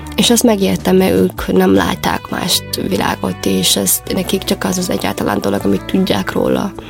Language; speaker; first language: Hungarian; non-native, fluent; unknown